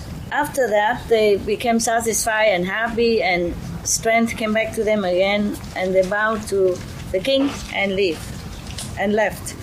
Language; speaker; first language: English; non-native, fluent; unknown